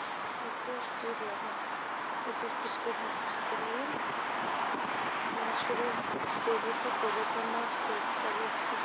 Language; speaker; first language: Russian; native; Russian